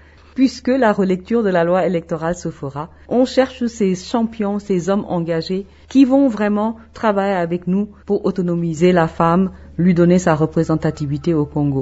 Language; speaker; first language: French; non-native, local second language; Wolof